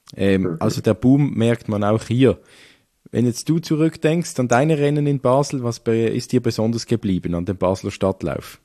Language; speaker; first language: German; native; German